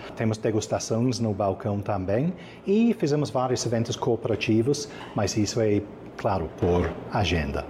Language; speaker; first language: Portuguese; non-native, fluent; English